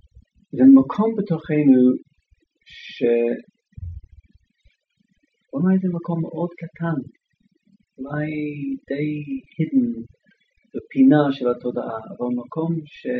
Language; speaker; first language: Hebrew; non-native, fluent; English